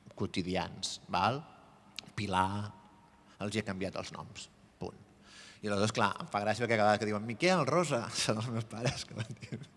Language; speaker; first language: Catalan; native; Catalan